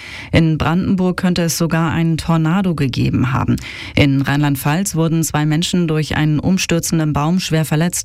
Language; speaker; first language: German; native; German